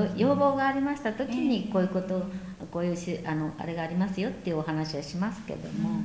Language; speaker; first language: Japanese; native; Japanese